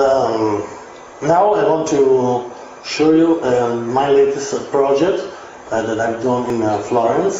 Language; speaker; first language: English; non-native, learner; Italian